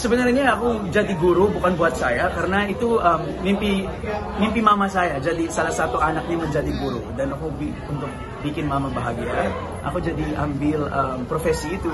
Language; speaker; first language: Indonesian; non-native, fluent; Filipino